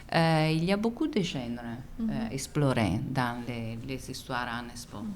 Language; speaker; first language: French; non-native, fluent; Italian